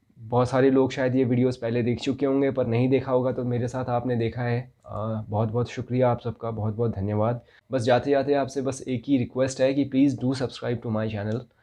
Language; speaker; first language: Hindi; native; Hindi